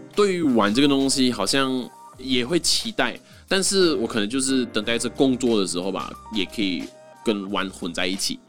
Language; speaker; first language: Chinese; non-native, local second language; Hakka Chinese